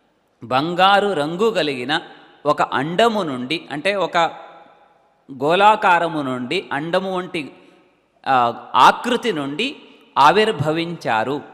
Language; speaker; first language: Telugu; native; Telugu